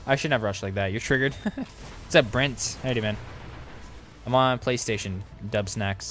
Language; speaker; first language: English; native; English